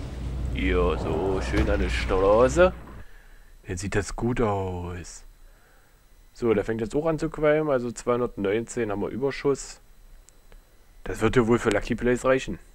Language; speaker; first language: German; native; German